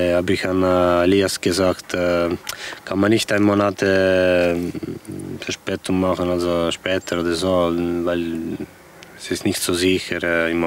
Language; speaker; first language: German; non-native, fluent; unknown